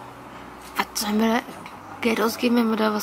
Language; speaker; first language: German; native; German